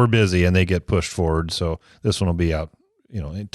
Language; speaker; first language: English; native; English